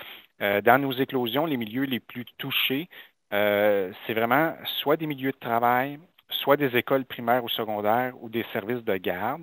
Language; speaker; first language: French; native; French